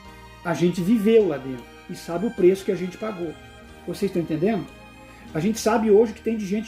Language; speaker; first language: Portuguese; native; Portuguese